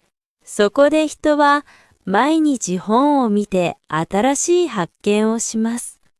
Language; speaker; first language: Japanese; non-native, fluent; Korean